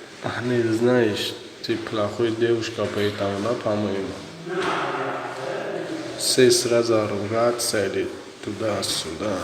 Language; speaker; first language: Russian; non-native, learner; Tajik